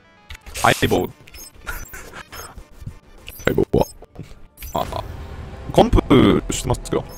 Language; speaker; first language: Japanese; non-native, learner; English